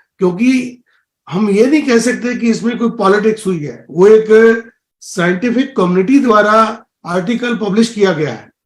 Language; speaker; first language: Hindi; native; Hindi